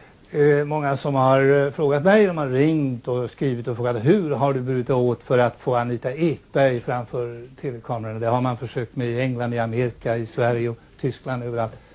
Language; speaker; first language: Swedish; native; Swedish